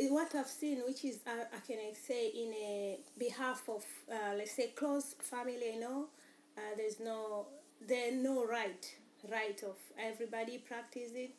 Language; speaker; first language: English; non-native, local second language; Swahili